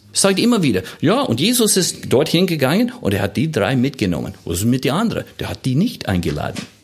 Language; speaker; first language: German; non-native, fluent; English